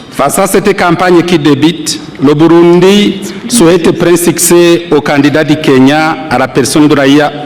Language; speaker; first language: French; non-native, local second language; Rundi